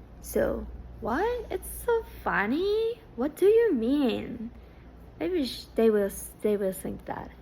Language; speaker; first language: English; non-native, fluent; Japanese